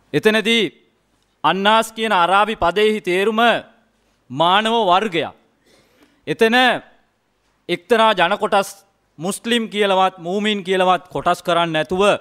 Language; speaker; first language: Sinhala; non-native, local second language; Tamil